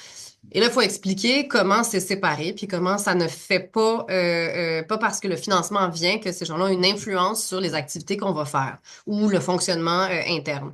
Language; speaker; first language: French; native; French